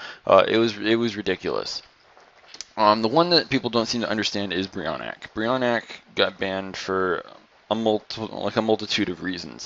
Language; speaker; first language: English; native; English